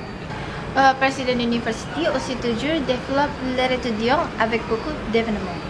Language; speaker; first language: French; non-native, learner; Indonesian